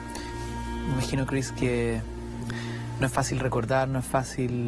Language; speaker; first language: Spanish; native; Spanish